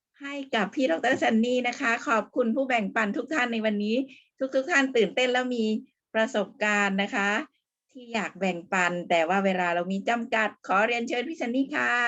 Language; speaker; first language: Thai; native; Thai